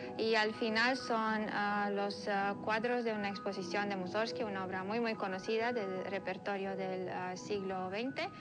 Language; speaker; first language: Spanish; non-native, fluent; Romanian